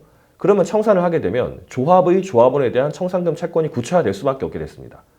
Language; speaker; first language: Korean; native; Korean